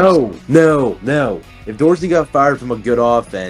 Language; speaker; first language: English; native; English